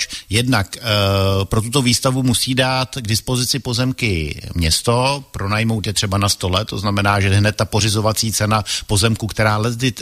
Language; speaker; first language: Czech; native; Czech